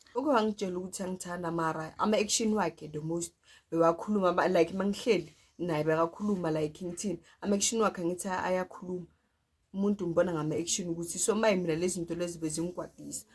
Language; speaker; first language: Zulu; non-native, local second language; Tsonga